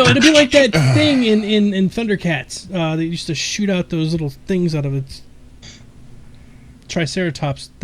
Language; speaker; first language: English; native; English